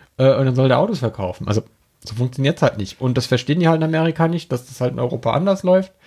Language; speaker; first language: German; native; German